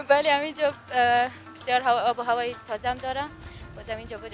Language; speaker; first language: Persian; non-native, learner; Arabic